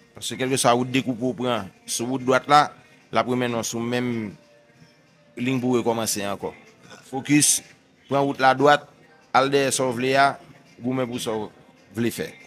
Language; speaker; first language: Haitian Creole; native; Haitian Creole